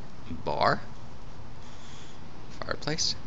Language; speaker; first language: English; native; English